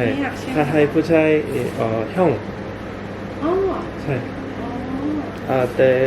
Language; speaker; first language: Thai; non-native, learner; Korean